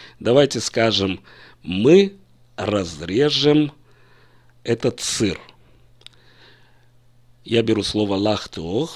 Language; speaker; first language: Russian; native; Russian